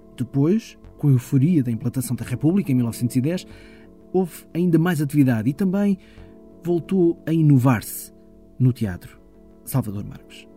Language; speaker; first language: Portuguese; native; Portuguese